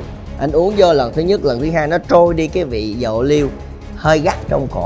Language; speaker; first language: Vietnamese; native; Vietnamese